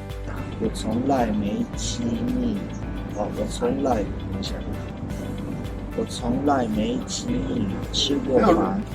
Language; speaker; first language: Chinese; non-native, learner; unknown